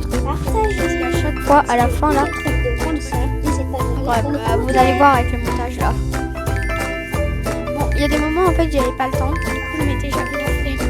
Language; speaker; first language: French; native; French